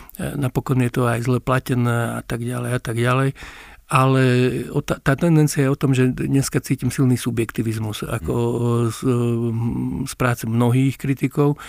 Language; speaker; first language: Slovak; native; Slovak